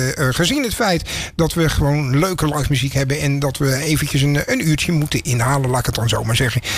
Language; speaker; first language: Dutch; native; Dutch